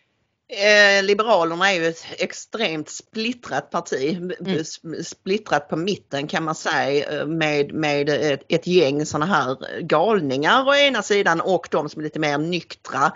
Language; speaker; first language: Swedish; native; Swedish